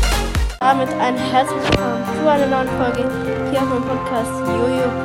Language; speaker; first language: German; native; German